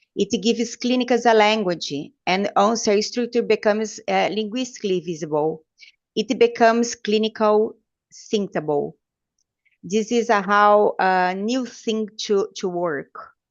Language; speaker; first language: English; non-native, fluent; Portuguese